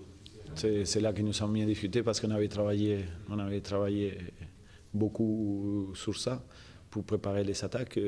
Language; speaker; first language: French; non-native, fluent; Spanish